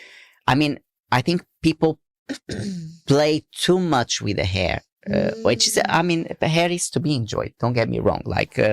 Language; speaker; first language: English; non-native, fluent; Portuguese